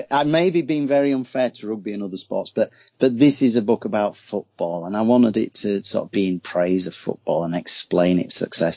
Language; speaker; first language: English; native; English